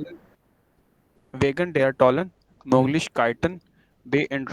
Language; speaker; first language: German; non-native, learner; Urdu